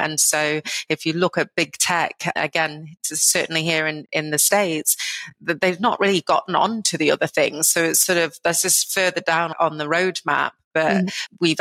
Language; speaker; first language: English; native; English